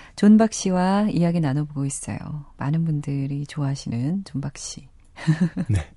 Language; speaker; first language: Korean; native; Korean